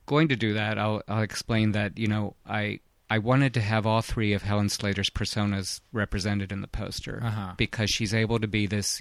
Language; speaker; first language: English; native; English